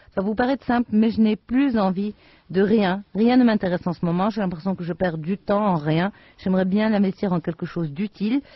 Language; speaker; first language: French; non-native, local second language; Arabic